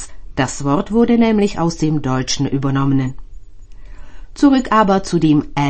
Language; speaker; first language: German; native; German